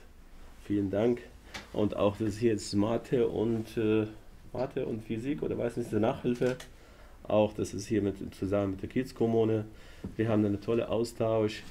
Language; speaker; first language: German; non-native, learner; Arabic